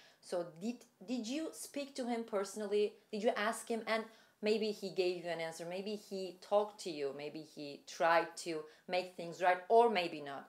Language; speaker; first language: English; non-native, fluent; Turkish